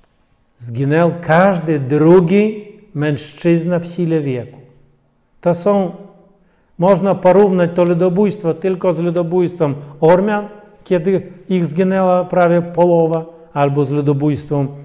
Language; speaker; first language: Polish; non-native, fluent; Russian